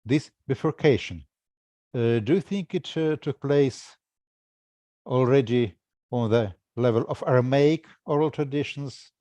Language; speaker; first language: English; non-native, fluent; Russian